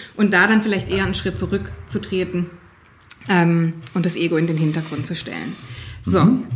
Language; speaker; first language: German; native; German